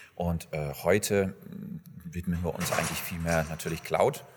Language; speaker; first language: German; non-native, fluent; English